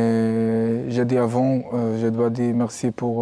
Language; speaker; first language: French; non-native, learner; Hebrew